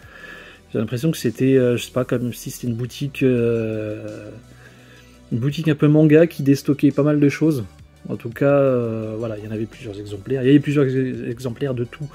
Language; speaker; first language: French; native; French